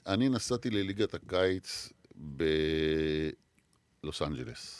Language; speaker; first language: Hebrew; native; Hebrew